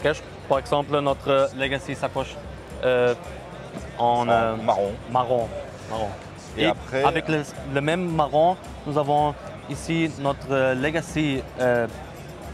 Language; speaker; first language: French; non-native, learner; German